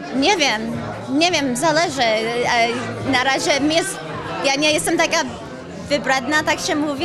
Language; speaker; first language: Polish; early bilingual, heritage; Polish